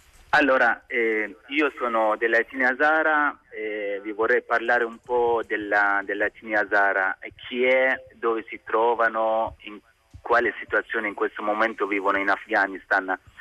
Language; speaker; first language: Italian; non-native, fluent; Hazaragi